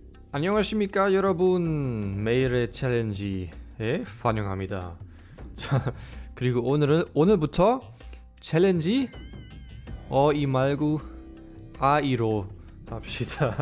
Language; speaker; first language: Korean; non-native, fluent; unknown